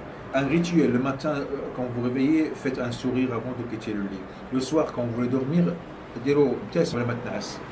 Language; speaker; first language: French; non-native, local second language; Arabic